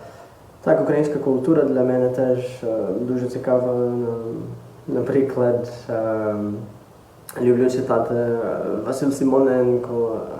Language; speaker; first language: Ukrainian; non-native, learner; Portuguese